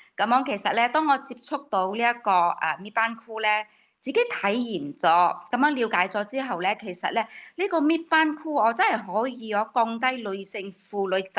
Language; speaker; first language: Cantonese; native; Cantonese